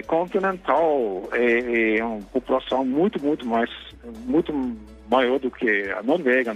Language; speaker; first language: Portuguese; non-native, fluent; Norwegian